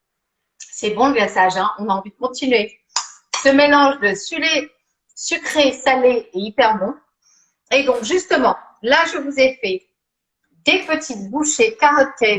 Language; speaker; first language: French; native; French